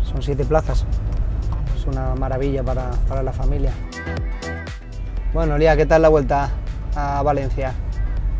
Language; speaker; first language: Spanish; native; Spanish